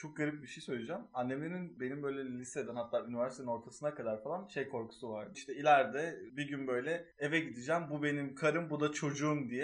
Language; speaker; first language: Turkish; native; Turkish